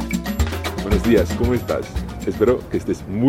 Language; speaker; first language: Spanish; non-native, fluent; English